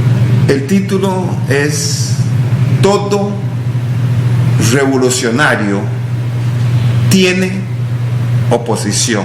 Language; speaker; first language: Spanish; non-native, local second language; English